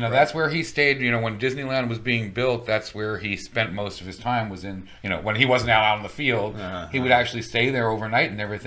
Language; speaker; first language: English; native; English